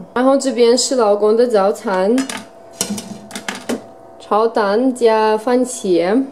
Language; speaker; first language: Chinese; non-native, fluent; Russian